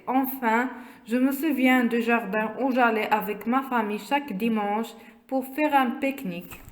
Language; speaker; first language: French; non-native, learner; Arabic